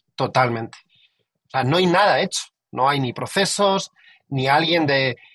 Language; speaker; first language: Spanish; native; Spanish